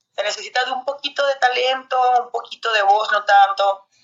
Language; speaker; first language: Spanish; native; Spanish